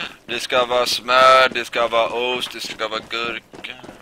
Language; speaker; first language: Swedish; native; Swedish